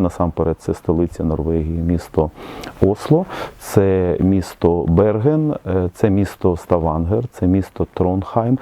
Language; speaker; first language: Ukrainian; native; Ukrainian